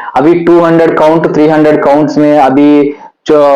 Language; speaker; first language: Hindi; non-native, local second language; Telugu